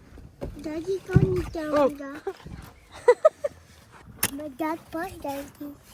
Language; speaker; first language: Dutch; early bilingual, other home language; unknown